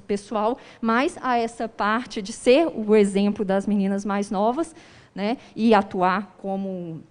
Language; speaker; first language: Portuguese; native; Portuguese